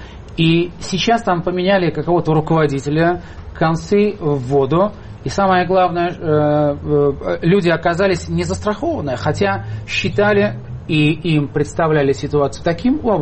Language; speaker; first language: Russian; native; Russian